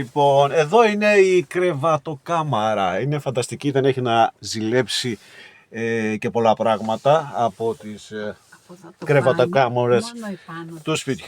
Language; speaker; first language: Greek; native; Greek